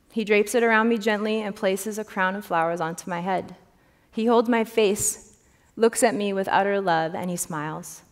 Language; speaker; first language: English; native; English